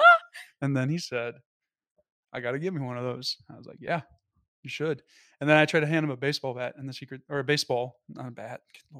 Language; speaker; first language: English; native; English